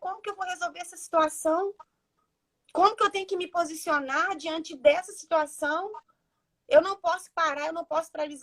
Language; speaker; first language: Portuguese; native; Portuguese